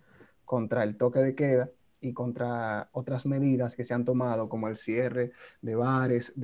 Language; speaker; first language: Spanish; native; Spanish